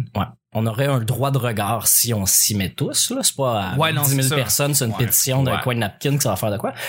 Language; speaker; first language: French; native; French